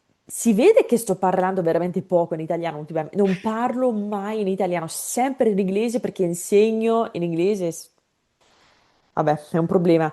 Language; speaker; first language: Italian; non-native, fluent; English